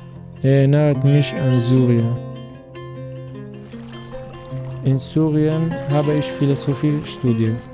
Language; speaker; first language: German; non-native, learner; Arabic